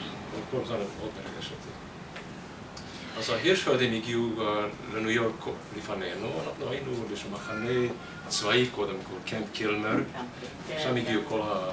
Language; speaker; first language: Hebrew; non-native, fluent; Hungarian